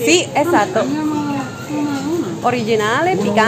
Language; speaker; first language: Italian; non-native, learner; Indonesian